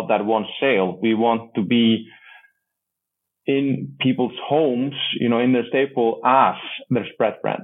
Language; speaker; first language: English; non-native, fluent; Icelandic